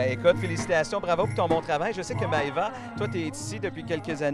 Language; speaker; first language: French; native; French